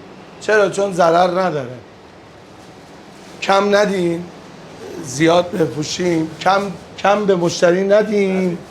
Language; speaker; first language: Persian; native; Persian